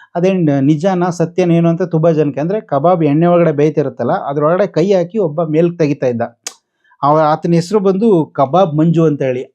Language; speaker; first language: Kannada; native; Kannada